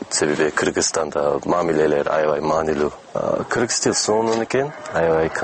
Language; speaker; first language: Kyrgyz; non-native, learner; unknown